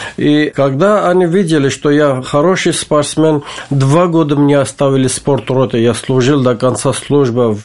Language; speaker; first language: Russian; non-native, local second language; Armenian